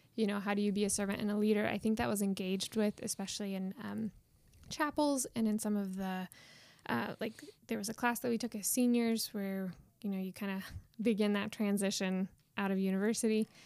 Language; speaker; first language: English; native; English